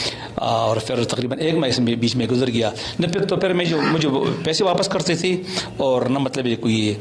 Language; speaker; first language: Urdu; non-native, local second language; Pashto